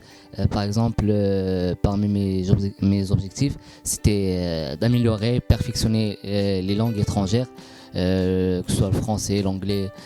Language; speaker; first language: French; non-native, local second language; Arabic